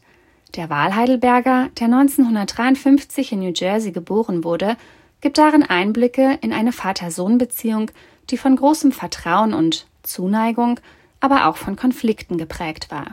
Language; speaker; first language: German; native; German